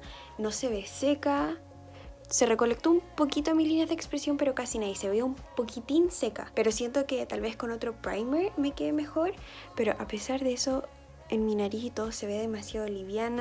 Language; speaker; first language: Spanish; native; Spanish